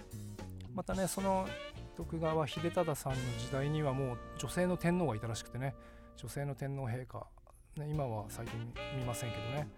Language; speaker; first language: Japanese; native; Japanese